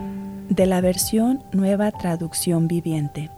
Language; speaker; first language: Spanish; native; Spanish